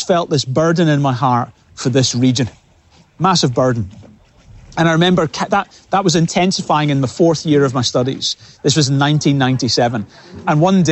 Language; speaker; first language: English; native; English